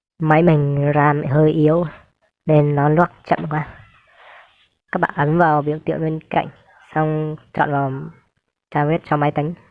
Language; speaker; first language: Vietnamese; non-native, local second language; Hmong